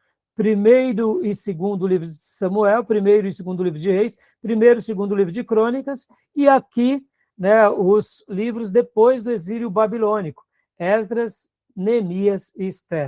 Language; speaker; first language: Portuguese; native; Portuguese